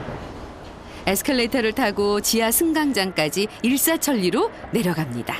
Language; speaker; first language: Korean; native; Korean